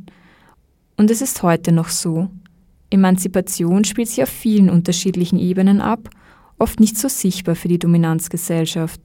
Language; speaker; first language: German; native; German